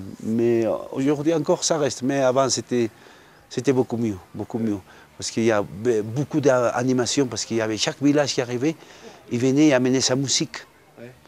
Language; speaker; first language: French; non-native, fluent; Spanish